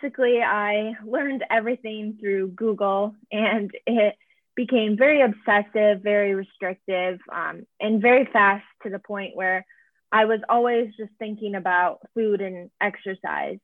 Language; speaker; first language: English; native; English